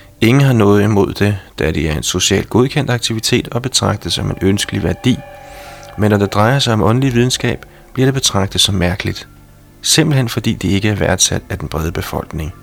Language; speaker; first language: Danish; native; Danish